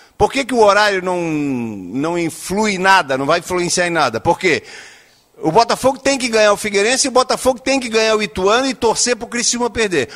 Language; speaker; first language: Portuguese; native; Portuguese